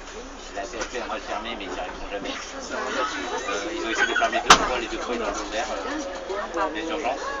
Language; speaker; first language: French; native; French